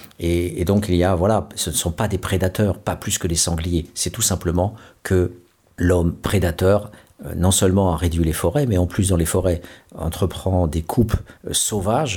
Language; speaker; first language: French; native; French